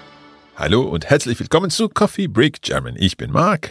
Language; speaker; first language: German; non-native, learner; English